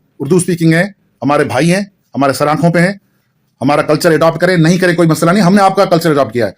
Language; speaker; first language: Urdu; non-native, local second language; Sindhi